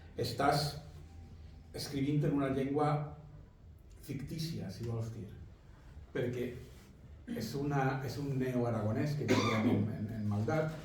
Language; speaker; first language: Catalan; non-native, local second language; Spanish